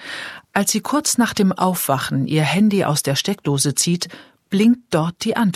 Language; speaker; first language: German; native; German